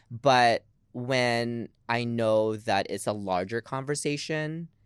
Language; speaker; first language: English; early bilingual, other home language; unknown